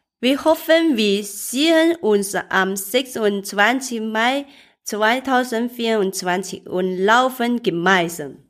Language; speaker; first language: German; non-native, learner; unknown